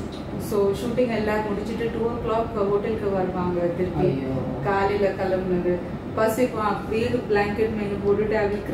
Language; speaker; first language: Tamil; non-native, local second language; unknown